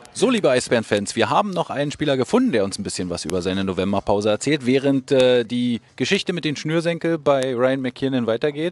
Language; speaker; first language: German; native; German